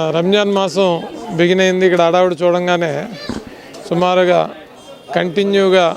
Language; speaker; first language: Telugu; native; Telugu